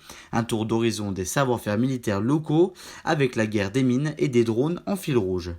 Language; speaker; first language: French; native; French